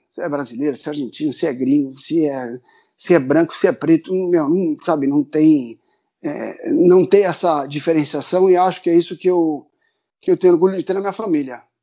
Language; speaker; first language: Portuguese; early bilingual, other home language; Spanish